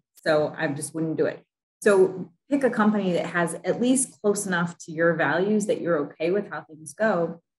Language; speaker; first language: English; native; English